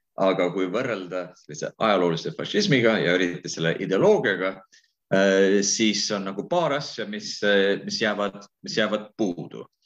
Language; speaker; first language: Estonian; early bilingual, heritage; Estonian